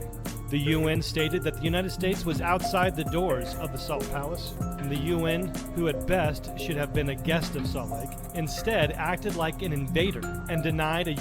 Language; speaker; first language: English; native; English